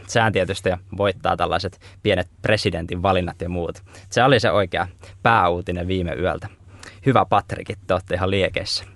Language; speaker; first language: Finnish; native; Finnish